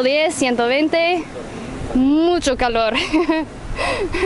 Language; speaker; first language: Spanish; non-native, learner; English